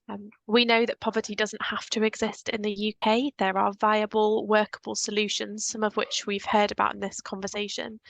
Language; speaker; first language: English; native; English